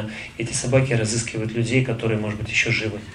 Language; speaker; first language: Russian; native; Russian